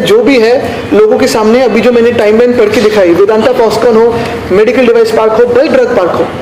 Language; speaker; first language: Hindi; non-native, local second language; Marathi